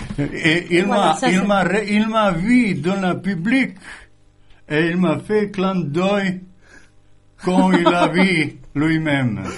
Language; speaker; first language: French; non-native, fluent; Croatian